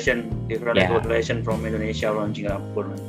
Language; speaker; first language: English; non-native, learner; Indonesian